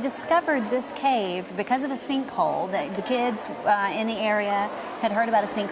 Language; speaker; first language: English; native; English